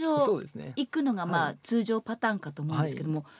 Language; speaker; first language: Japanese; native; Japanese